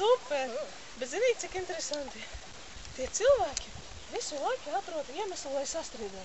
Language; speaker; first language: Latvian; native; Latvian